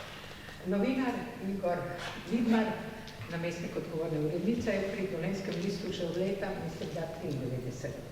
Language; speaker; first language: Slovenian; native; Slovenian